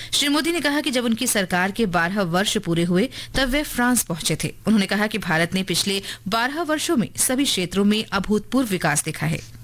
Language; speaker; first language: Hindi; native; Hindi